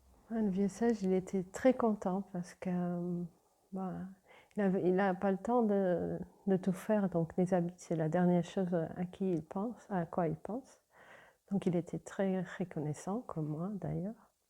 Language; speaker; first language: French; non-native, fluent; Portuguese